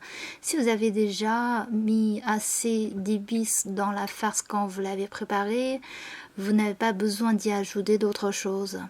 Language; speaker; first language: French; non-native, fluent; Chinese